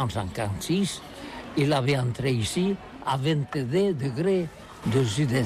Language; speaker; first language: French; non-native, learner; Catalan